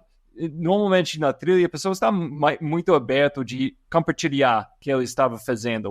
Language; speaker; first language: Portuguese; non-native, fluent; English